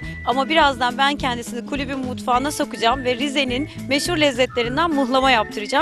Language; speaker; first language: Turkish; native; Turkish